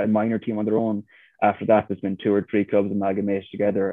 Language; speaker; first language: English; native; English